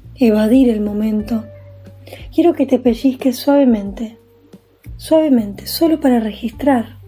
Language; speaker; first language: English; non-native, fluent; Spanish